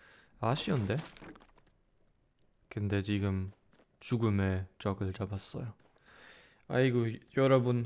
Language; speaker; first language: Korean; non-native, fluent; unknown